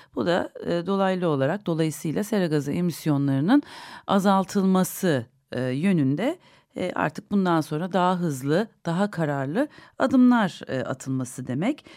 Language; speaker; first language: Turkish; native; Turkish